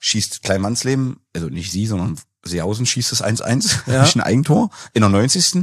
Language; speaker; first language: German; native; German